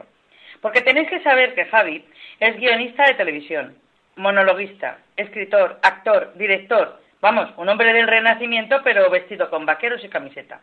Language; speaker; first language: Spanish; native; Spanish